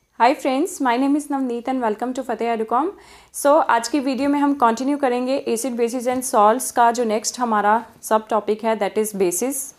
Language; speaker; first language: Hindi; non-native, local second language; Punjabi